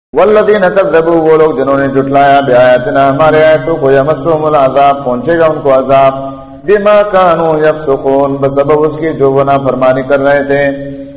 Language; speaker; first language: Urdu; non-native, local second language; Pashto